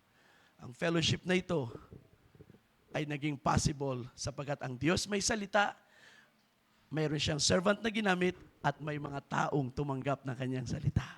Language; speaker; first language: Filipino; native; Filipino